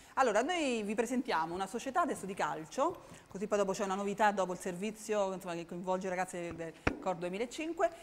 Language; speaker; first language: Italian; native; Italian